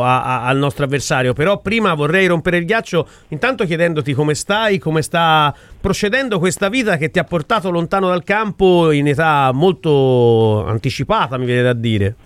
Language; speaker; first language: Italian; native; Italian